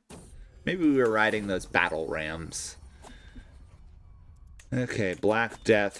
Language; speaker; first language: English; native; English